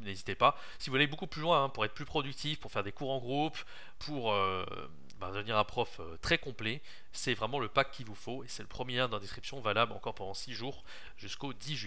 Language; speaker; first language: French; native; French